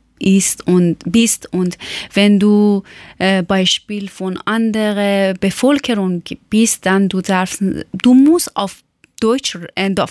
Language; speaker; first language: German; non-native, learner; Persian